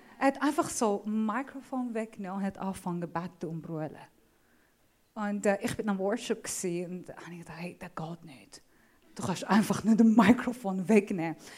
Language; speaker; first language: German; non-native, fluent; Assyrian Neo-Aramaic